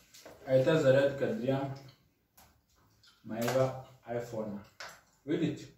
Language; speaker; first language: Russian; non-native, learner; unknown